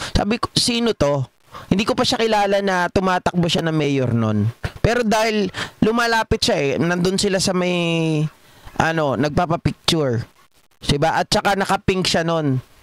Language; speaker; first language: Filipino; native; Filipino